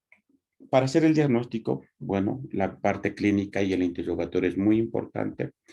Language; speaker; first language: Spanish; native; Spanish